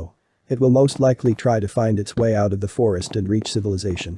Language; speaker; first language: English; native; English